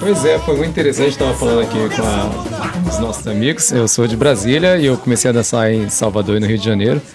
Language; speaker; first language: Portuguese; native; Portuguese